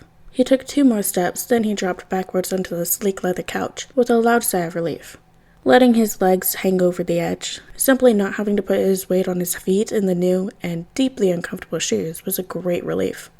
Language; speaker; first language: English; native; English